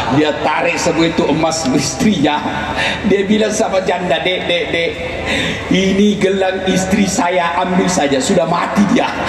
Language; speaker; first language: Indonesian; non-native, local second language; Buginese